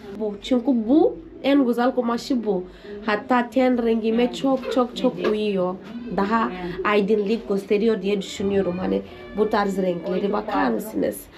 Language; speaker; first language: Turkish; non-native, fluent; Portuguese